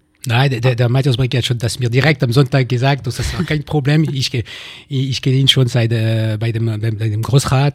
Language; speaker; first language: German; non-native, local second language; French